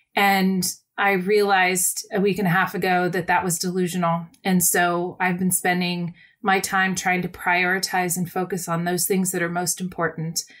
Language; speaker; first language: English; native; English